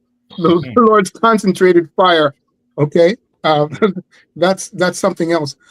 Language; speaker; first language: English; native; English